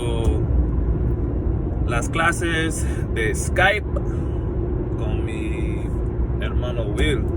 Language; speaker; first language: Spanish; non-native, learner; English